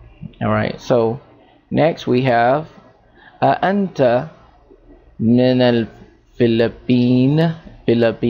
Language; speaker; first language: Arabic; non-native, fluent; English